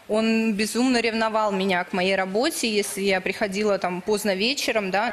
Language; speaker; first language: Russian; native; Russian